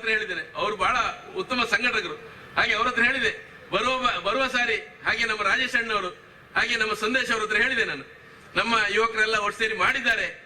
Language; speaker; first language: Kannada; native; Kannada